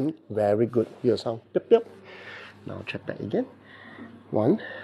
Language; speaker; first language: English; non-native, local second language; Cantonese